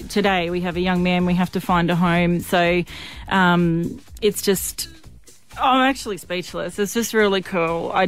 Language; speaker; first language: English; native; English